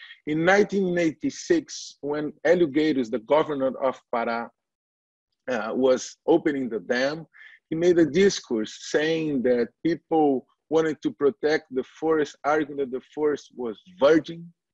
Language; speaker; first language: English; non-native, fluent; Portuguese